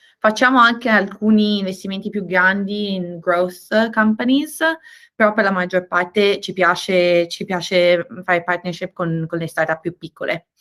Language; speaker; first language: Italian; native; Italian